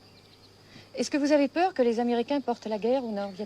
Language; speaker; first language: French; native; French